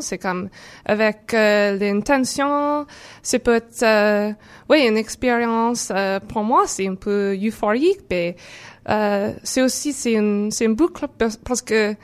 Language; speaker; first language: French; non-native, learner; English